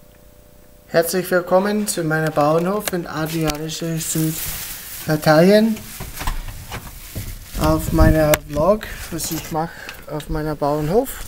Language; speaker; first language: German; early bilingual, heritage; English